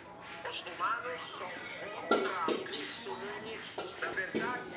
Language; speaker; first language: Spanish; non-native, learner; Portuguese